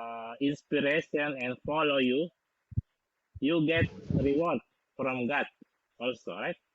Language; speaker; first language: English; non-native, fluent; Indonesian